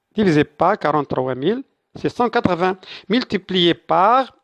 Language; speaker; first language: French; non-native, local second language; Arabic